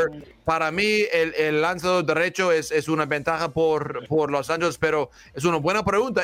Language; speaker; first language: Spanish; non-native, learner; English